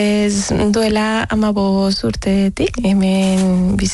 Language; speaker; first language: Basque; non-native, learner; Spanish